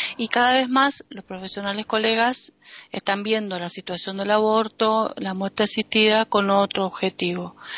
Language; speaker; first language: Spanish; native; Spanish